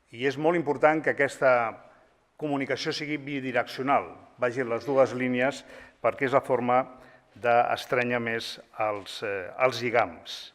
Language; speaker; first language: Catalan; native; Catalan